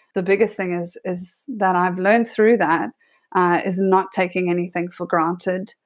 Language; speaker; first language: English; native; English